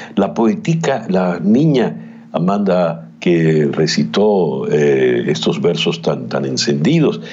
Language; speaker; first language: Spanish; native; Spanish